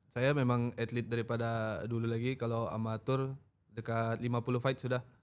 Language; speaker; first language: Malay; native; Malay